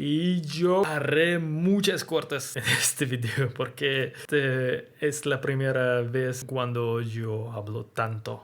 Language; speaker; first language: Spanish; non-native, learner; Russian